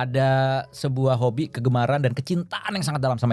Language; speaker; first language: Indonesian; native; Indonesian